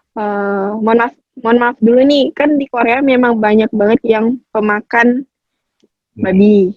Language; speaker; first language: Indonesian; native; Indonesian